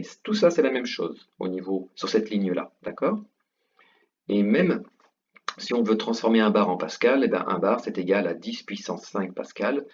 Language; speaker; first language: French; native; French